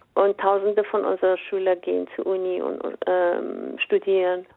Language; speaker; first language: German; non-native, fluent; Persian